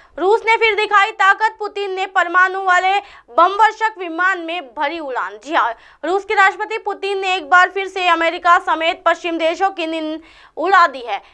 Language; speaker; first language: Hindi; native; Hindi